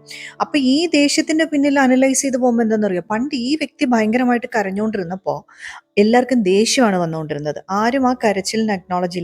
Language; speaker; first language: Malayalam; native; Malayalam